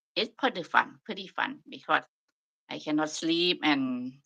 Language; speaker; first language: English; non-native, learner; Thai